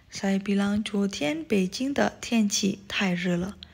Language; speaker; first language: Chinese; non-native, fluent; Indonesian